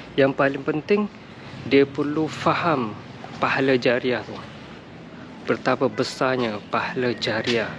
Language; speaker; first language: Malay; non-native, fluent; Western Cham